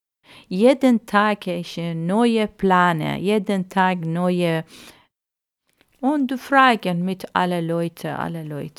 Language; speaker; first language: German; non-native, learner; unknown